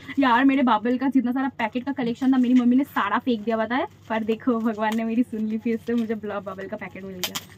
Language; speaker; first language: Hindi; non-native, local second language; Bangla